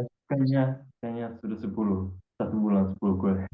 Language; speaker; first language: Indonesian; non-native, fluent; English